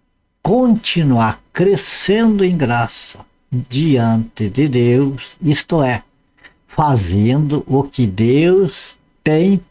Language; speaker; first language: Portuguese; native; Portuguese